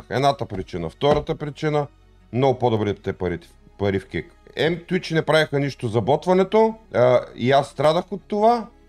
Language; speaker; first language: Bulgarian; native; Bulgarian